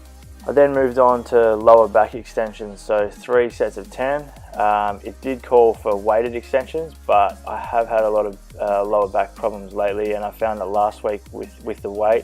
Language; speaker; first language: English; native; English